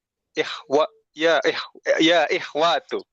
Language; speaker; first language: Arabic; non-native, learner; Indonesian